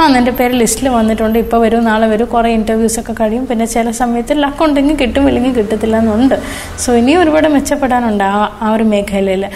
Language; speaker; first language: Malayalam; early bilingual, other home language; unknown